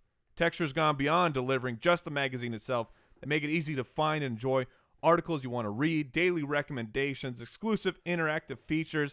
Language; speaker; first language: English; native; English